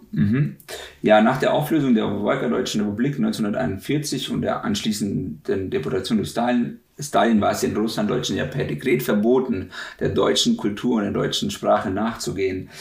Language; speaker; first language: German; native; German